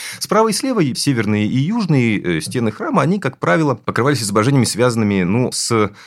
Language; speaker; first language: Russian; native; Russian